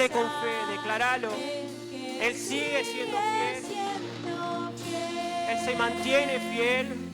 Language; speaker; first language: Spanish; native; Spanish